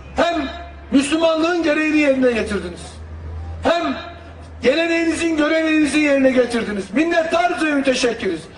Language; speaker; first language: Turkish; native; Turkish